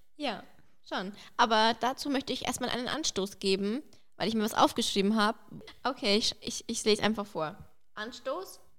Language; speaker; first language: German; early bilingual, other home language; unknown